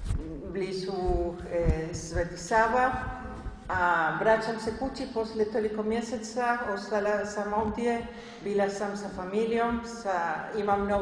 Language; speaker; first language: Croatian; early bilingual, heritage; Spanish